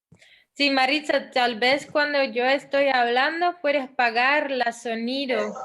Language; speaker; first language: Spanish; non-native, fluent; Dutch